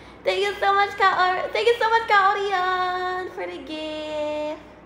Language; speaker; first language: English; native; English